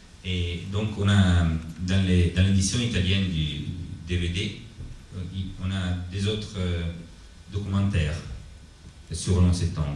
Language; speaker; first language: French; non-native, learner; Italian